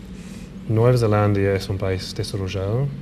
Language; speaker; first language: Spanish; non-native, fluent; English